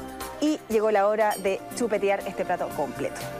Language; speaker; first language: Spanish; native; Spanish